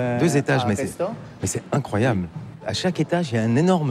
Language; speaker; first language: French; native; French